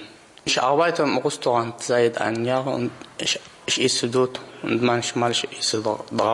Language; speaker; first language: German; non-native, learner; Arabic